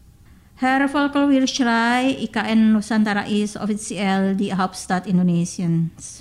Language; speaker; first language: German; non-native, fluent; Indonesian